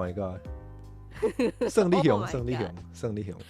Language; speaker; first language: English; non-native, fluent; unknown